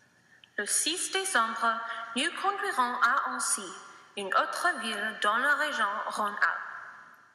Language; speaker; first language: French; non-native, learner; English